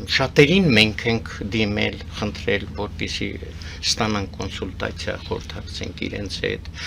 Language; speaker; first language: Armenian; early bilingual, heritage; Armenian